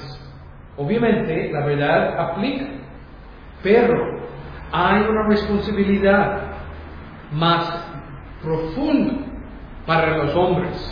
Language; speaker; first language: Spanish; non-native, fluent; English